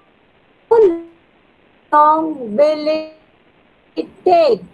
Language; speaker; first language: English; non-native, learner; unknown